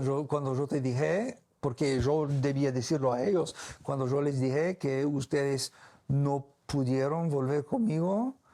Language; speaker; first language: Spanish; non-native, learner; English